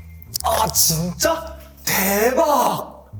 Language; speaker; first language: Korean; non-native, fluent; Cantonese